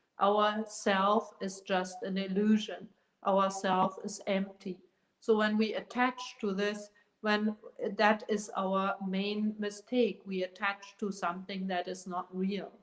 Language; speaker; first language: English; non-native, fluent; German